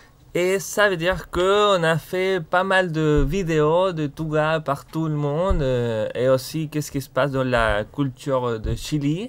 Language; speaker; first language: French; non-native, learner; Spanish